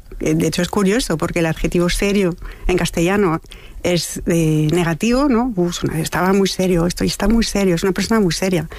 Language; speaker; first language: Spanish; non-native, fluent; French